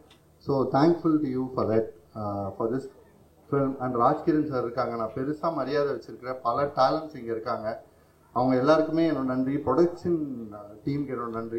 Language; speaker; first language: Tamil; native; Tamil